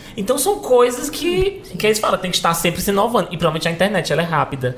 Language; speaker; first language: Portuguese; native; Portuguese